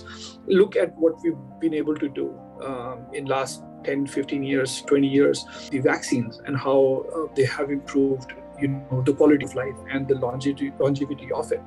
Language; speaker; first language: English; non-native, local second language; Hindi